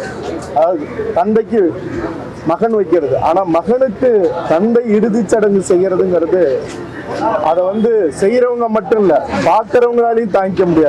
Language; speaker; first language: Tamil; native; Tamil